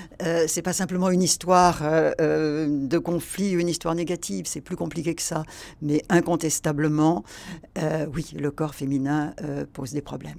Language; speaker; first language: French; native; French